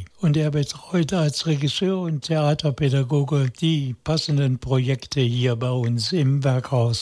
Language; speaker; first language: German; native; German